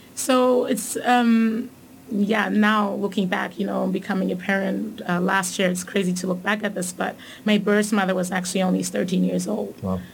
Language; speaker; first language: English; non-native, fluent; German